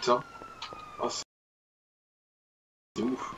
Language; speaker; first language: French; native; French